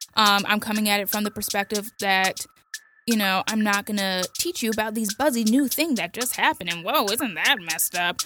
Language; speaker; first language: English; native; English